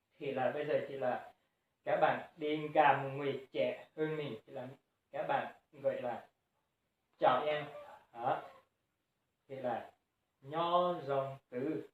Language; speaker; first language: Vietnamese; non-native, local second language; Hmong